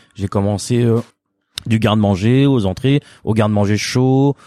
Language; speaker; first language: French; native; French